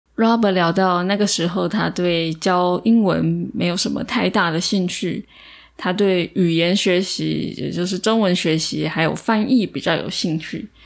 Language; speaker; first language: Chinese; native; Chinese